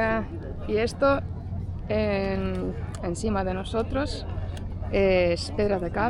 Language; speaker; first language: Spanish; non-native, fluent; Portuguese